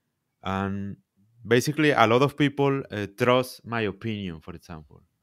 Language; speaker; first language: English; non-native, learner; Spanish